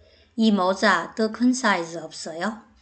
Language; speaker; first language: Korean; non-native, fluent; Chinese